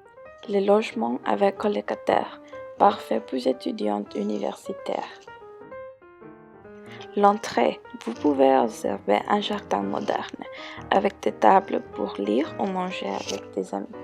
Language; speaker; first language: French; non-native, learner; Spanish